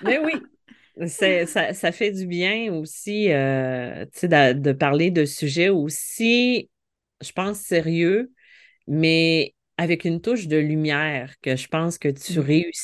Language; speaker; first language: French; native; French